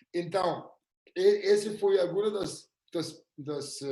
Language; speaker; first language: Portuguese; non-native, fluent; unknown